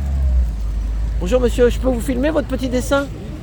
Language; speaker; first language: French; native; French